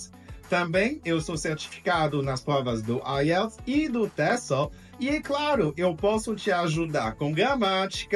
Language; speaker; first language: Portuguese; non-native, fluent; English